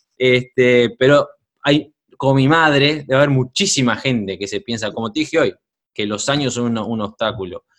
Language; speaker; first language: Spanish; native; Spanish